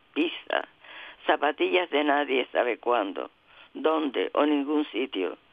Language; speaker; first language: Spanish; native; Spanish